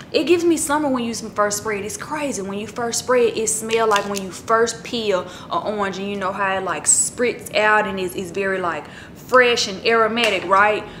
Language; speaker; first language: English; native; English